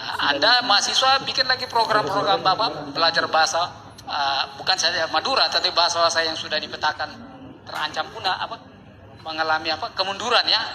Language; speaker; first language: Indonesian; non-native, local second language; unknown